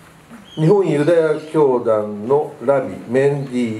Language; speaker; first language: Japanese; native; Japanese